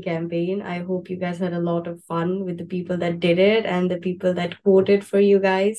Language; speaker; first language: English; non-native, local second language; Bangla